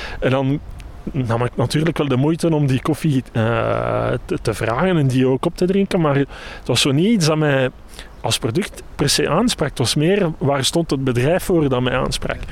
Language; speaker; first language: Dutch; native; Dutch